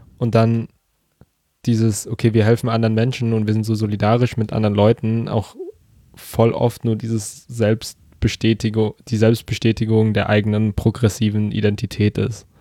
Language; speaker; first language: German; early bilingual, other home language; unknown